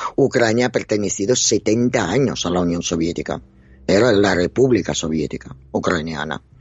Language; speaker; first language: Spanish; non-native, fluent; Russian